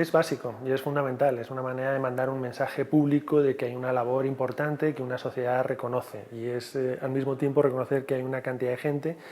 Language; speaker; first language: Spanish; native; Spanish